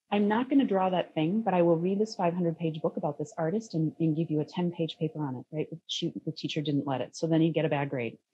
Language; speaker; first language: English; native; English